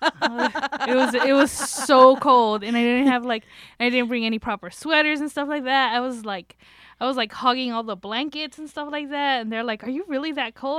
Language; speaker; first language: English; native; English